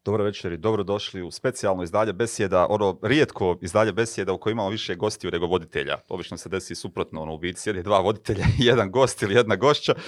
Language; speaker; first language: Bosnian; native; Bosnian